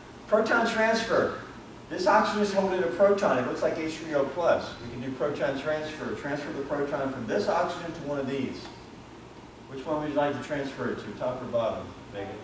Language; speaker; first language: English; native; English